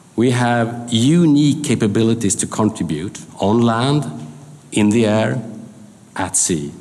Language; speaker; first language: English; non-native, fluent; Swedish